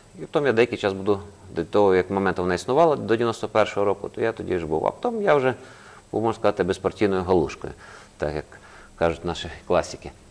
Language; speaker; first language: Ukrainian; native; Ukrainian